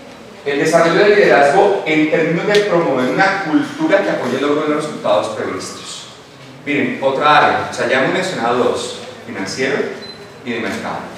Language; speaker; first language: Spanish; native; Spanish